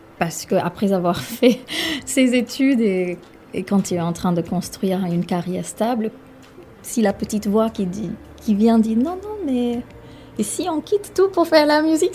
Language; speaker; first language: French; non-native, fluent; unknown